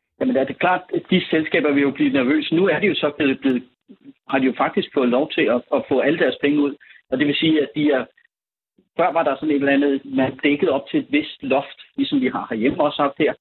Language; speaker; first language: Danish; native; Danish